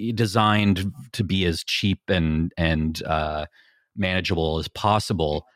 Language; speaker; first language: English; native; English